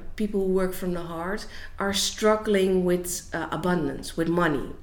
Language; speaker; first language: English; non-native, fluent; Dutch